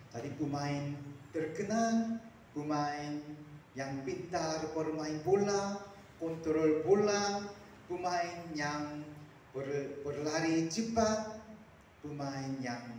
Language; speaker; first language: Indonesian; non-native, fluent; Korean